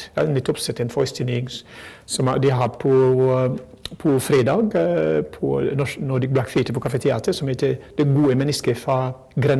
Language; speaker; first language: Norwegian; non-native, fluent; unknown